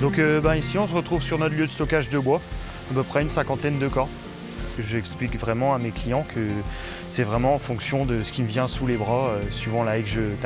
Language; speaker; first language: French; native; French